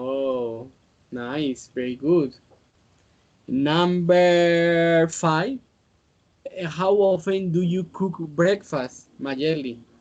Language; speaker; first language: English; non-native, learner; Spanish